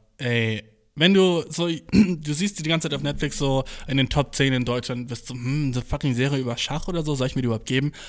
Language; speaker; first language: German; early bilingual, other home language; Turkish